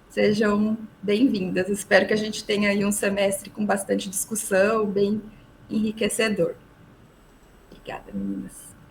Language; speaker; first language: Portuguese; native; Portuguese